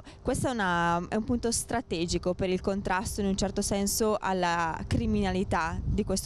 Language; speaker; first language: Italian; native; Italian